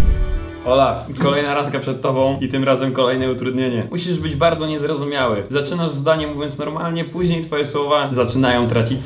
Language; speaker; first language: Polish; native; Polish